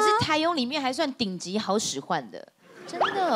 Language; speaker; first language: Chinese; native; Chinese